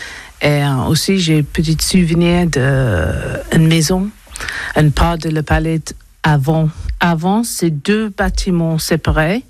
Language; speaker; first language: French; non-native, learner; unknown